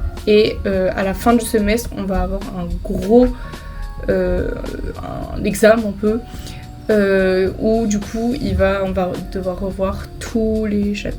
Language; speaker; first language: French; native; French